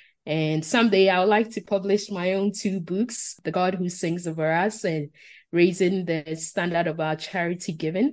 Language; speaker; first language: English; non-native, local second language; Akan